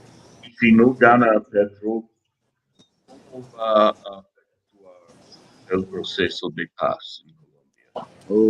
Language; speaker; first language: Spanish; non-native, learner; English